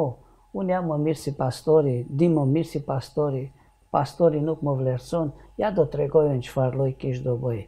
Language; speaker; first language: Albanian; non-native, learner; Hungarian